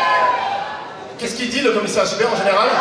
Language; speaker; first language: French; native; French